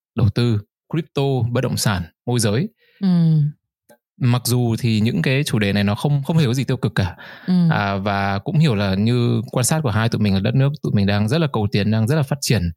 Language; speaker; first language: Vietnamese; native; Vietnamese